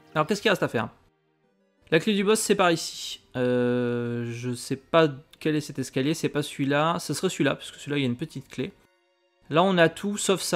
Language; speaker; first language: French; native; French